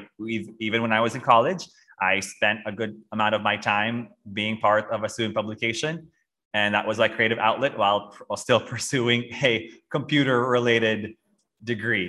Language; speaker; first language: English; non-native, local second language; Filipino